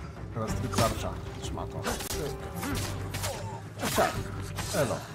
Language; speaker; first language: Polish; native; Polish